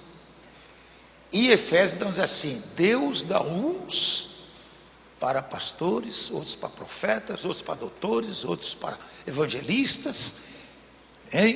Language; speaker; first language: Portuguese; native; Portuguese